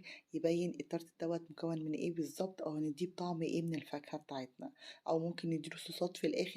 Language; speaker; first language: Arabic; native; Arabic